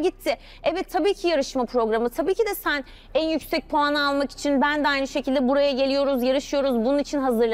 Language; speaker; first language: Turkish; native; Turkish